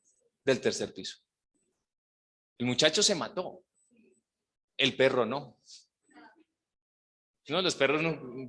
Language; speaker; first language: Spanish; native; Spanish